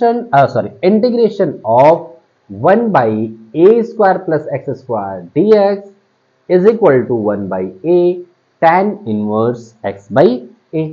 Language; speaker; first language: Hindi; native; Hindi